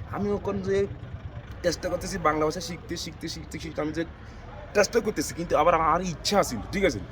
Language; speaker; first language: Bangla; non-native, fluent; Zulu